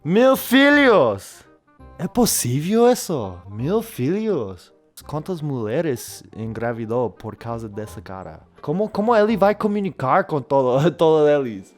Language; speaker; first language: Portuguese; non-native, learner; English